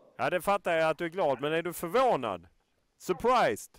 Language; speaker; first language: Swedish; native; Swedish